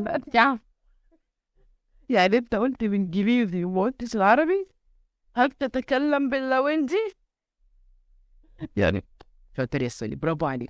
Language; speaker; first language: Arabic; native; Arabic